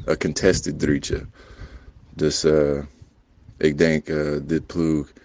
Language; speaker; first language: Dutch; non-native, learner; English